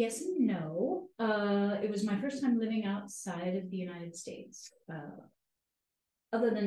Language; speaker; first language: English; native; English